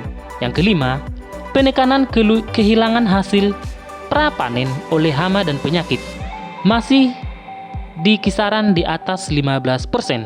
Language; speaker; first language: Indonesian; native; Indonesian